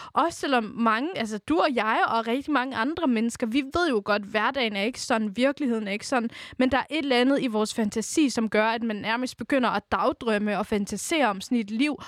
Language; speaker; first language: Danish; early bilingual, other home language; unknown